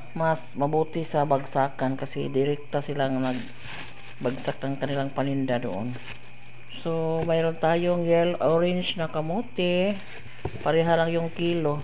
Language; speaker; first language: Filipino; non-native, local second language; Cebuano